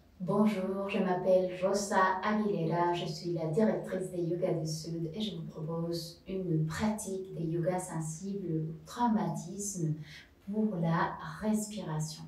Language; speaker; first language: French; non-native, fluent; Spanish